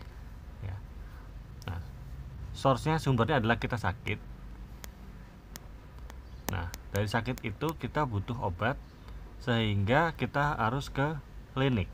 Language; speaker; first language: Indonesian; native; Indonesian